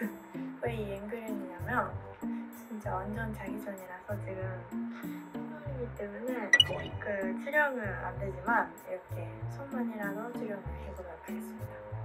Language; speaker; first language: Korean; non-native, fluent; Japanese